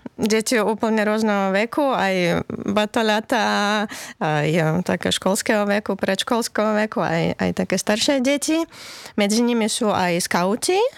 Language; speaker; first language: Slovak; non-native, fluent; Russian